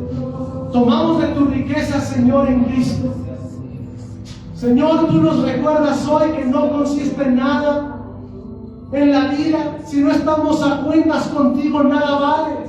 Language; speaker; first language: Spanish; native; Spanish